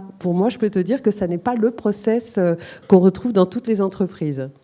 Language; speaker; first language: French; native; French